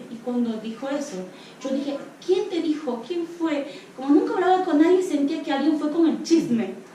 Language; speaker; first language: Spanish; non-native, local second language; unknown